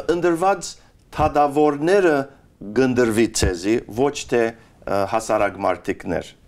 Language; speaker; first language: Armenian; early bilingual, heritage; Armenian